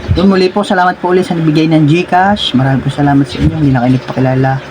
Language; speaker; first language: Filipino; native; Filipino